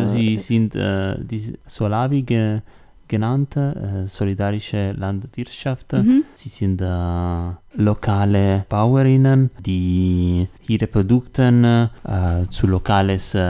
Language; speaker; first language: German; non-native, learner; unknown